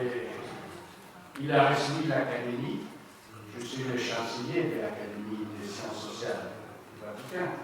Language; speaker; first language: French; non-native, learner; Spanish